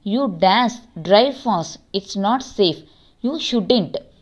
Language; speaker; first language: English; non-native, local second language; Tamil